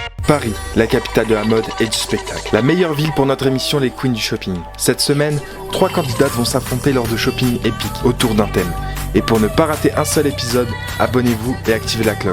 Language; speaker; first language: French; native; French